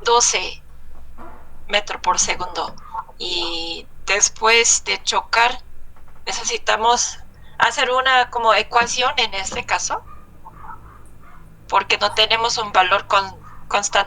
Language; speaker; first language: Spanish; non-native, learner; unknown